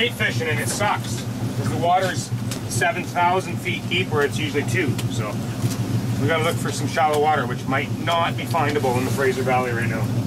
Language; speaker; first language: English; native; English